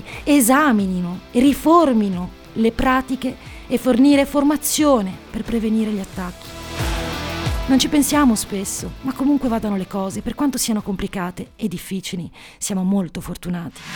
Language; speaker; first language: Italian; native; Italian